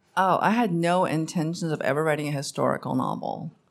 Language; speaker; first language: English; early bilingual, other home language; Korean